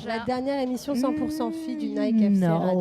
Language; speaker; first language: French; native; French